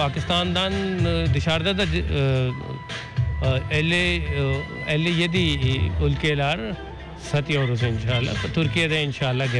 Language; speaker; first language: Turkish; non-native, learner; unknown